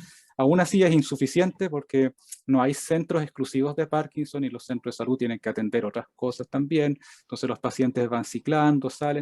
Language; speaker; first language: Spanish; native; Spanish